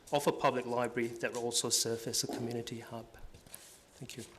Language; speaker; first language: English; native; English